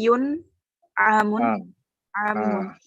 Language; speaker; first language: Arabic; non-native, learner; Indonesian